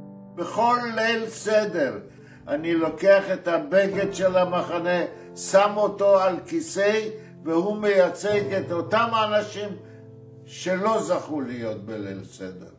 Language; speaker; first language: Hebrew; non-native, fluent; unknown